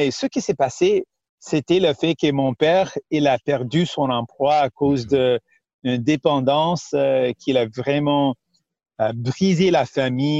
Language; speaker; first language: French; non-native, local second language; Punjabi